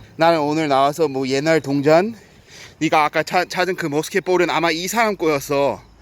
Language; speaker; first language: Korean; non-native, fluent; English